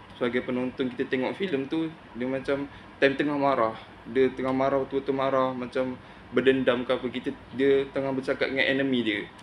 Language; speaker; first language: Malay; native; Malay